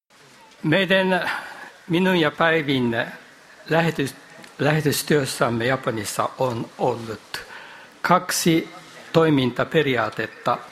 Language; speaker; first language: Finnish; non-native, fluent; Japanese